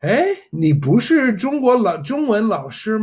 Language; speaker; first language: Chinese; non-native, fluent; English